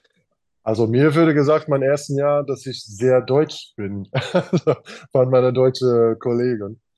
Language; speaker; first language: German; non-native, fluent; English